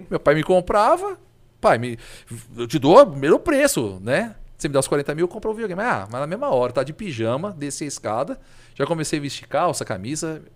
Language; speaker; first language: Portuguese; native; Portuguese